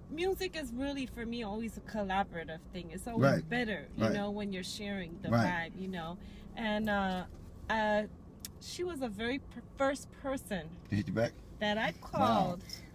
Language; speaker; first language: English; native; English